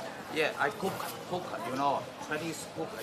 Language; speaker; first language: English; non-native, learner; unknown